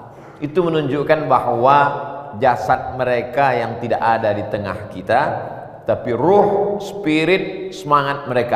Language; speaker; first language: Indonesian; non-native, local second language; Malay